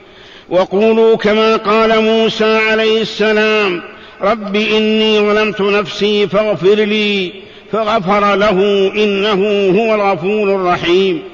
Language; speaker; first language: Arabic; native; Arabic